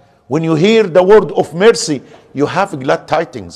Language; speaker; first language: English; non-native, fluent; Arabic